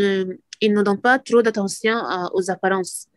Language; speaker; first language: French; non-native, learner; Arabic